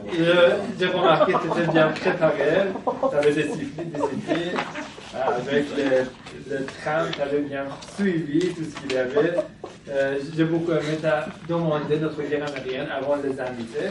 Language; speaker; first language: French; non-native, fluent; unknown